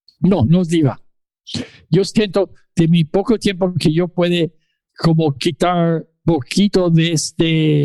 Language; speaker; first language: Spanish; non-native, fluent; English